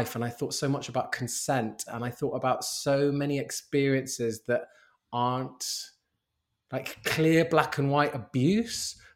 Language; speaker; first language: English; native; English